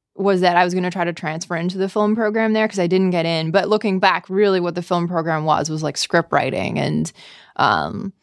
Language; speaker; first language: English; native; English